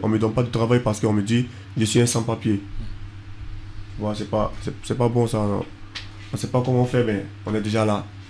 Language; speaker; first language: French; non-native, local second language; Fula